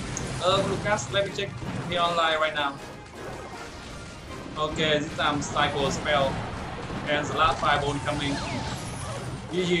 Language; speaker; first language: English; non-native, learner; Vietnamese